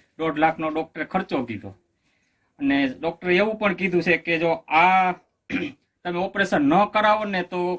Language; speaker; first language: Gujarati; native; Gujarati